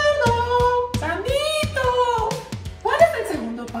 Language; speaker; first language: Spanish; native; Spanish